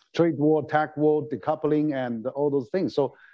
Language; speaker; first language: English; non-native, fluent; Chinese